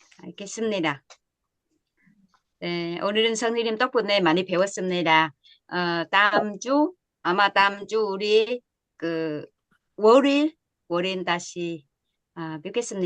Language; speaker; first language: Korean; non-native, learner; Vietnamese